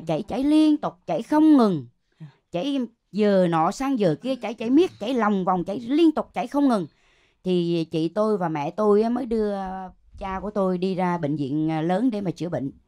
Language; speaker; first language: Vietnamese; native; Vietnamese